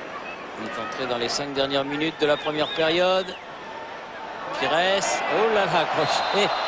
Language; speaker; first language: French; native; French